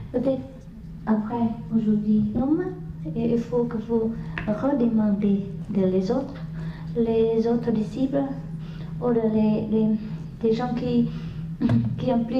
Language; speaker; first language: French; non-native, learner; Vietnamese